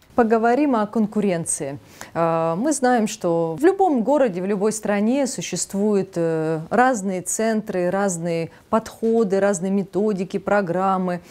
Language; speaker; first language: Russian; non-native, local second language; Armenian